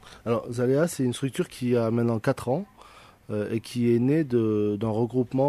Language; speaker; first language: French; native; French